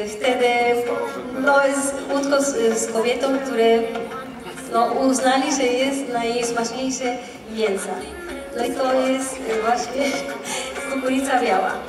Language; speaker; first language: Polish; non-native, learner; Spanish